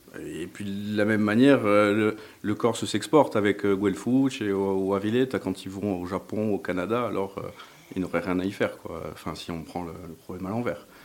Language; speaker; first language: French; native; French